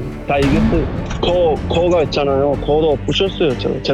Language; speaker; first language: Korean; non-native, learner; Uzbek